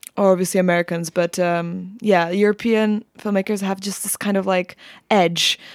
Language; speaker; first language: English; non-native, fluent; Czech